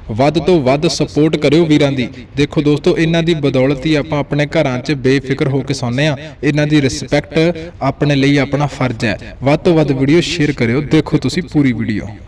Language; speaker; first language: Punjabi; native; Punjabi